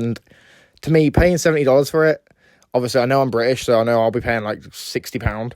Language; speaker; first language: English; native; English